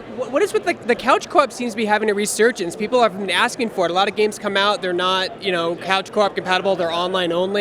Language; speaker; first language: English; native; English